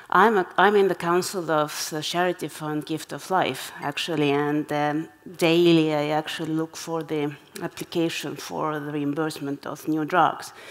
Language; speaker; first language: English; non-native, fluent; Estonian